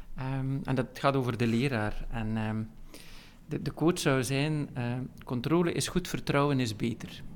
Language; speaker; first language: Dutch; native; Dutch